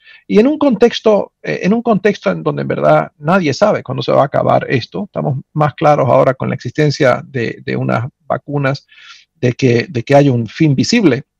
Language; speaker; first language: Spanish; native; Spanish